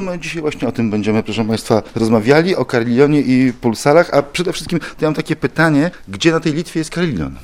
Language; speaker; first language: Polish; native; Polish